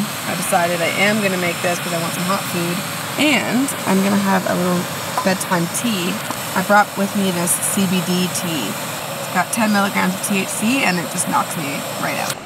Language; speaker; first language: English; native; English